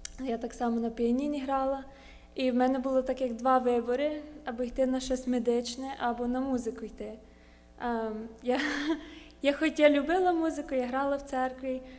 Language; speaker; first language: Ukrainian; early bilingual, heritage; Ukrainian